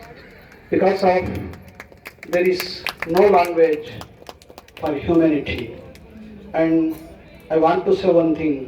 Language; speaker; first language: Kannada; non-native, fluent; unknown